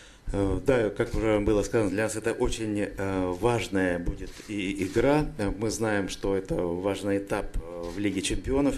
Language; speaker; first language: Russian; non-native, fluent; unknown